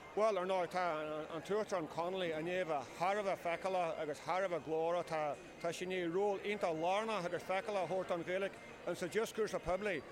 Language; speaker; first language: Irish; native; Irish